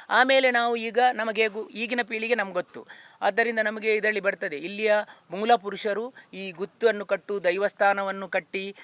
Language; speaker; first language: Kannada; native; Kannada